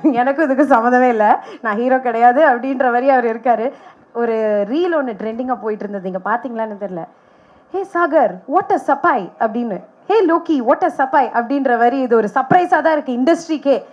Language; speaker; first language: Tamil; native; Tamil